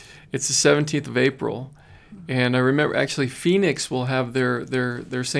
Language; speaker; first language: English; native; English